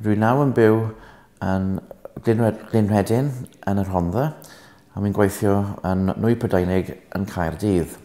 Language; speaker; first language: Welsh; non-native, local second language; English